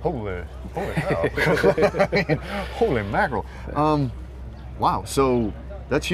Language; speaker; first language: English; native; English